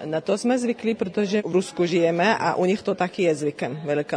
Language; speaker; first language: Czech; non-native, learner; Chechen